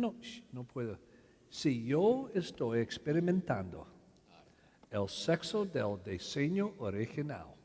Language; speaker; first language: Spanish; non-native, learner; English